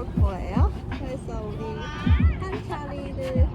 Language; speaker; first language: Korean; non-native, learner; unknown